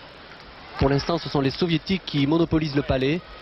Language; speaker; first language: French; native; French